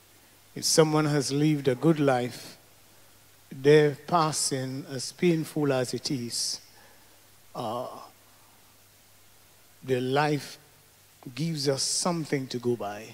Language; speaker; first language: English; native; English